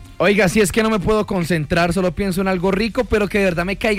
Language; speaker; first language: Spanish; native; Spanish